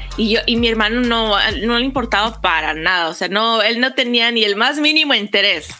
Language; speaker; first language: Spanish; native; Spanish